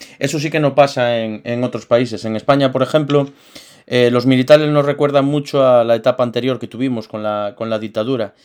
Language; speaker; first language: Spanish; native; Spanish